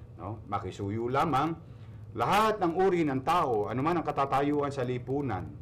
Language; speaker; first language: Filipino; native; Filipino